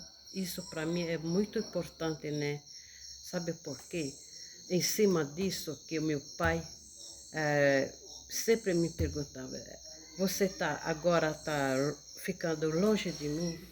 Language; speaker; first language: Portuguese; non-native, local second language; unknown